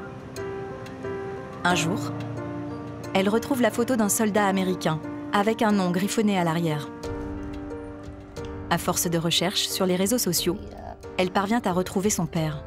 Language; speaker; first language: French; native; French